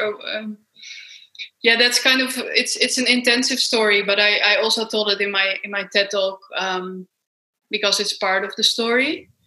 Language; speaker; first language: English; non-native, fluent; Dutch